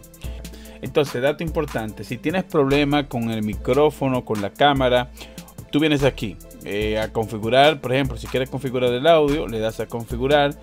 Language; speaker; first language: Spanish; native; Spanish